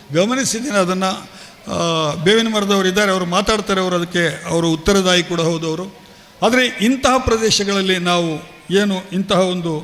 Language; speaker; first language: Kannada; non-native, local second language; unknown